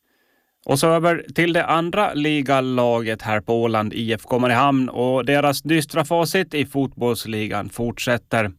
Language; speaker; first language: Swedish; native; Swedish